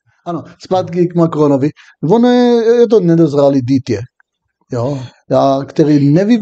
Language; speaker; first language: Czech; non-native, fluent; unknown